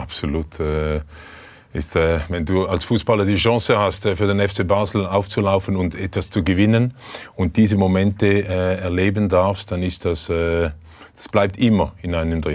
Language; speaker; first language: German; native; German